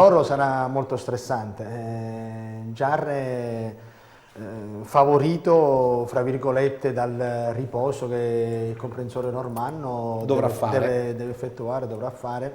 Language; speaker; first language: Italian; native; Italian